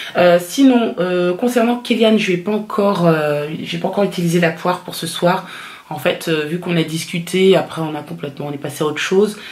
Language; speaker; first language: French; native; French